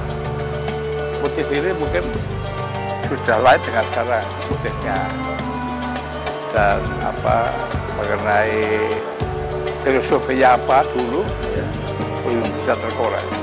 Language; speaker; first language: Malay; non-native, local second language; Javanese